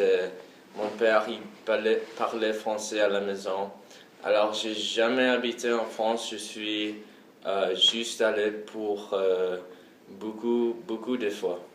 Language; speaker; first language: French; early bilingual, heritage; French